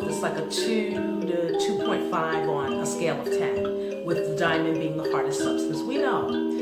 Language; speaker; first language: English; native; English